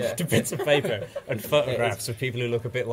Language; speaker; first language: English; native; English